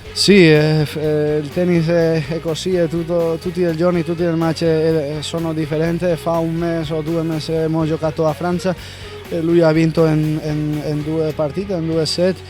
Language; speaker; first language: Italian; non-native, learner; Spanish